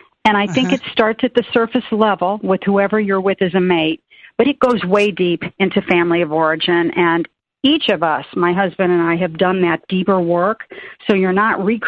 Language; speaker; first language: English; native; English